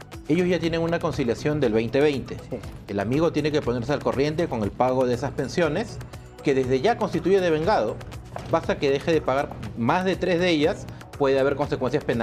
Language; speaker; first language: Spanish; native; Spanish